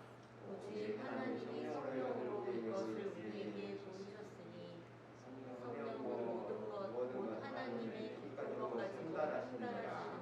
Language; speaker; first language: Korean; native; Korean